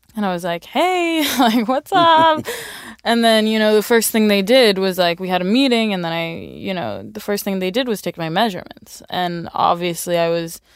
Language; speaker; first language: English; early bilingual, other home language; Swedish